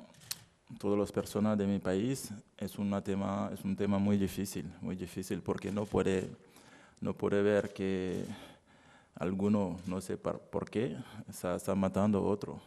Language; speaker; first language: Spanish; non-native, learner; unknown